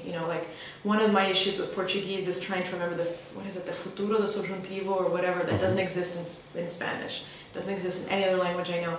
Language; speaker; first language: English; early bilingual, other home language; Russian